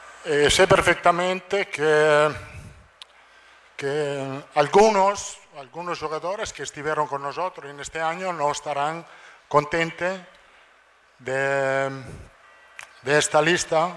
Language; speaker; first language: Portuguese; non-native, fluent; Italian